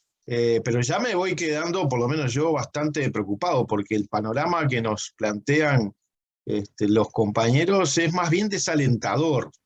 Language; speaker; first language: Spanish; native; Spanish